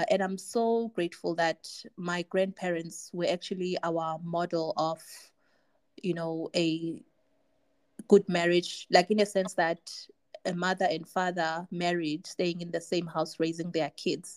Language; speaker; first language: English; non-native, local second language; Zulu